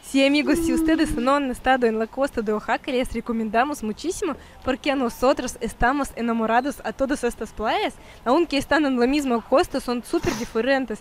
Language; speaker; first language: Spanish; non-native, fluent; Russian